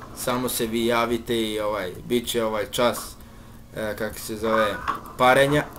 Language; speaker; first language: Serbian; early bilingual, heritage; Bosnian